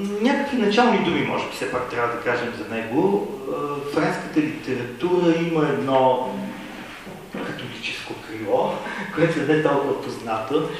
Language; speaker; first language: Bulgarian; native; Bulgarian